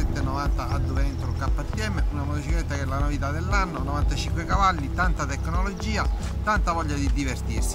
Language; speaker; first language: Italian; native; Italian